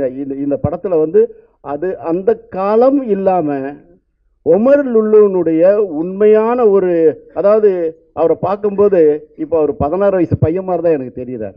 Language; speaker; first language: Tamil; native; Tamil